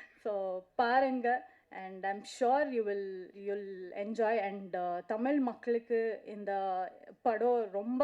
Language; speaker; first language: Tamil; non-native, learner; Kannada